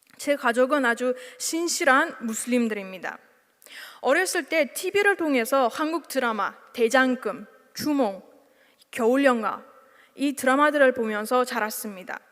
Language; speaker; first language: Korean; non-native, fluent; Uzbek